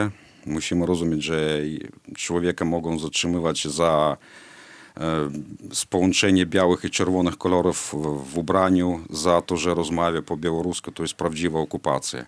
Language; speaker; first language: Polish; non-native, fluent; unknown